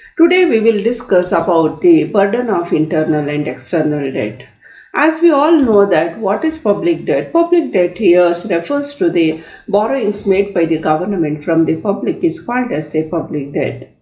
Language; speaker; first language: English; non-native, local second language; Kannada